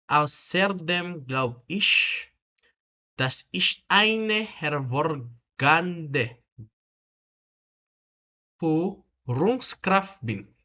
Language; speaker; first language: German; non-native, learner; Filipino